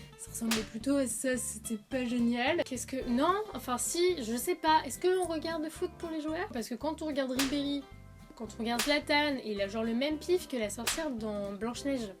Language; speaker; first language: French; early bilingual, other home language; Portuguese